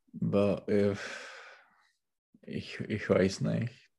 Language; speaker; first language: German; non-native, learner; Czech